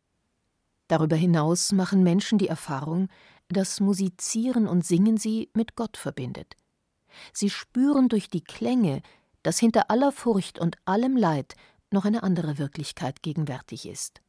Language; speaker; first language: German; native; German